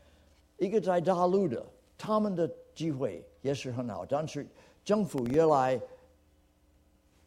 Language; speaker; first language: Chinese; non-native, fluent; English